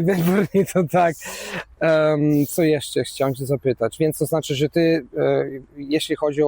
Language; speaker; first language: Polish; non-native, fluent; Italian